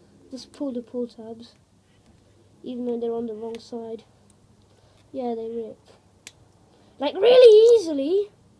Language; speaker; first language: English; early bilingual, other home language; Polish